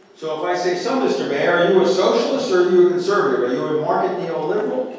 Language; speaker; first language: English; native; English